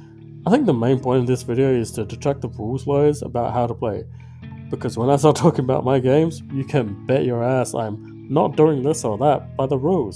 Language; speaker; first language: English; native; English